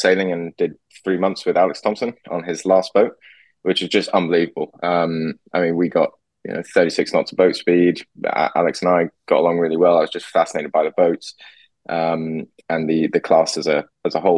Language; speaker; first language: English; native; English